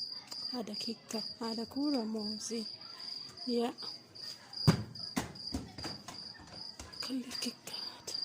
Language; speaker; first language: Arabic; non-native, learner; Oromo